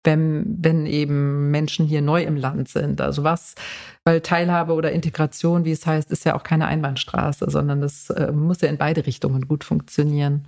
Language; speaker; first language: German; native; German